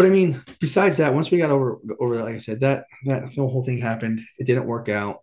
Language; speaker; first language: English; native; English